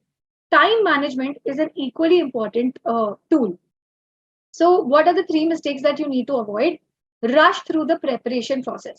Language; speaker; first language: English; non-native, local second language; Hindi